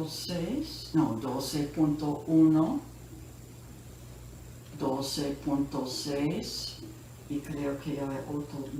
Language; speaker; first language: Spanish; non-native, fluent; English